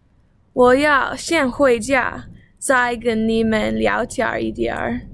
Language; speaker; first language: Chinese; non-native, learner; English